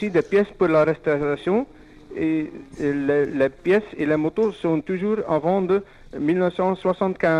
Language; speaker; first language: French; non-native, local second language; Dutch